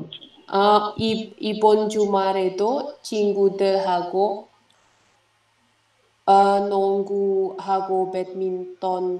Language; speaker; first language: Korean; non-native, learner; Indonesian